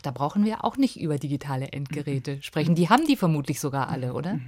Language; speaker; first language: German; native; German